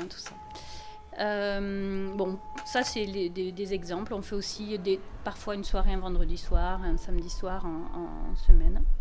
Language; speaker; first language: French; native; French